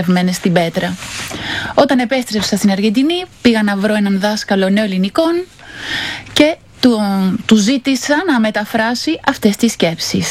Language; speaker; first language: Greek; non-native, fluent; Spanish